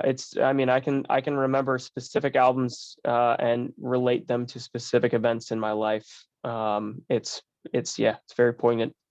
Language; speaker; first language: English; native; English